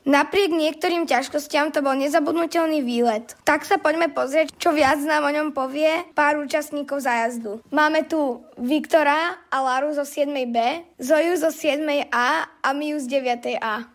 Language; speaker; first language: Slovak; native; Slovak